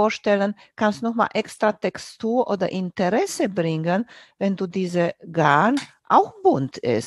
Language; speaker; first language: German; non-native, fluent; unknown